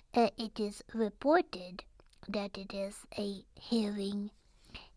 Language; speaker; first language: English; native; English